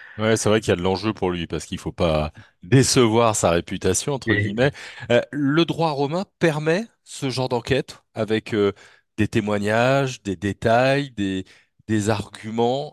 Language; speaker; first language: French; native; French